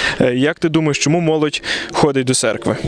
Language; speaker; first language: Ukrainian; native; Ukrainian